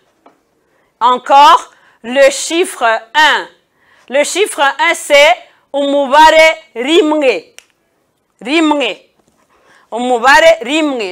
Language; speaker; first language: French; non-native, local second language; Kinyarwanda